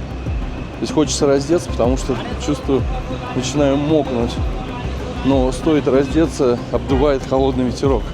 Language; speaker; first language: Russian; native; Russian